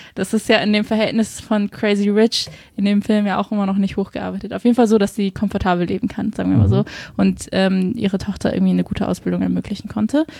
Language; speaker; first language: German; early bilingual, other home language; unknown